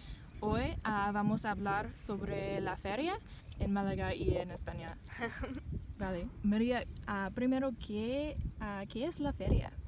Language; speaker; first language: Spanish; non-native, learner; English